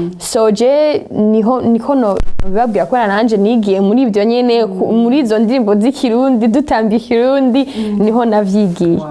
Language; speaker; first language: Rundi; early bilingual, heritage; Rundi